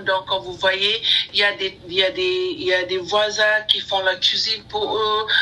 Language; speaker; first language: French; non-native, learner; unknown